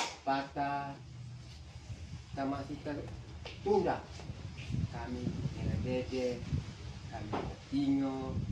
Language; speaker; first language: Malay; non-native, local second language; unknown